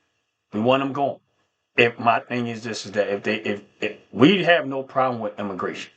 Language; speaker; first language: English; native; English